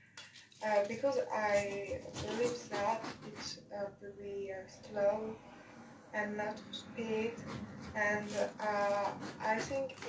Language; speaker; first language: English; non-native, learner; French